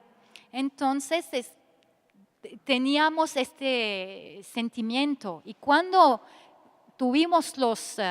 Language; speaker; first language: Spanish; non-native, fluent; French